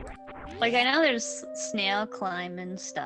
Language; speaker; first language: English; native; English